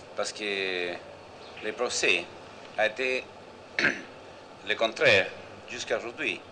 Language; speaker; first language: French; non-native, learner; Spanish